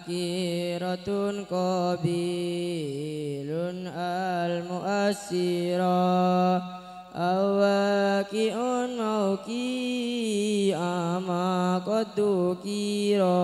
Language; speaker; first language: Arabic; non-native, learner; Madurese